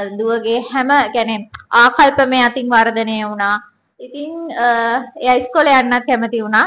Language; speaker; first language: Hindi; non-native, learner; Sinhala